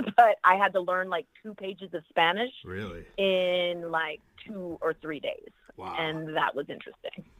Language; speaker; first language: English; native; English